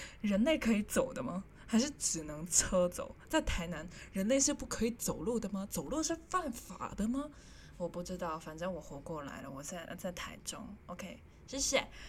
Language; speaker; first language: Chinese; non-native, local second language; Cantonese